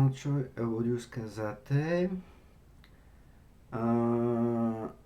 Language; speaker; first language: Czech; non-native, learner; French